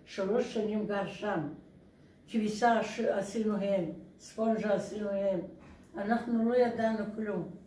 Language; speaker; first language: Hebrew; non-native, learner; Russian